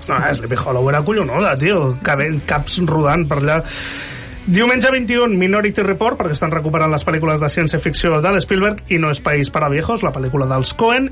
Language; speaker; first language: Catalan; native; Catalan